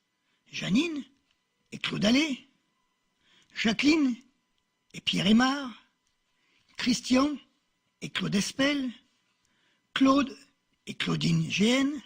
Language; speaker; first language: French; native; French